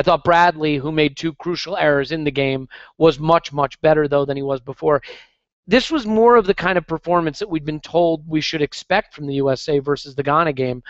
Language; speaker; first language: English; native; English